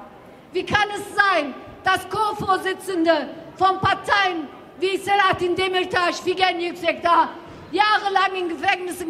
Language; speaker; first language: German; non-native, fluent; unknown